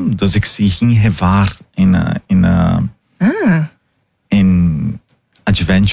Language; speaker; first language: Dutch; early bilingual, heritage; Portuguese